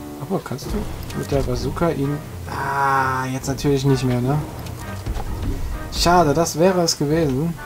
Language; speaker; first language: German; native; German